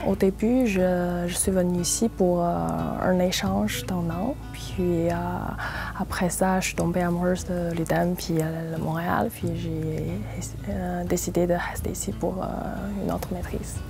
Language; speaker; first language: French; non-native, fluent; Chinese